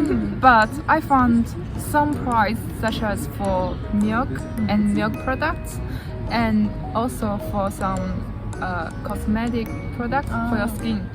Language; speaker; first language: English; non-native, fluent; Chinese